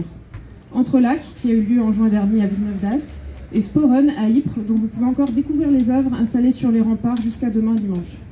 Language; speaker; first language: French; native; French